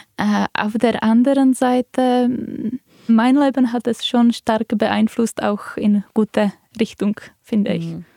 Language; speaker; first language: German; non-native, fluent; Czech